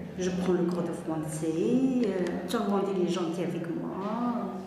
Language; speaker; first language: French; non-native, learner; Arabic